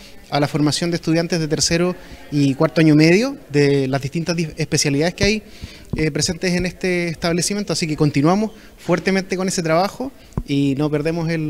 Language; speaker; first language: Spanish; native; Spanish